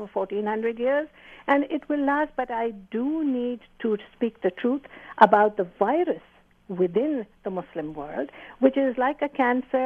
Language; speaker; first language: English; non-native, local second language; Urdu